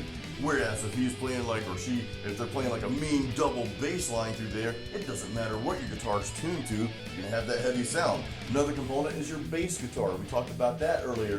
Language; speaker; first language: English; native; English